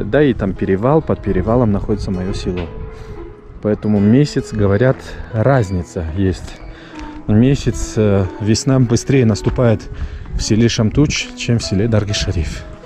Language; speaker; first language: Russian; non-native, local second language; Tajik